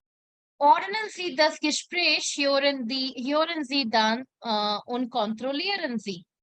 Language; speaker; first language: German; non-native, fluent; Hindi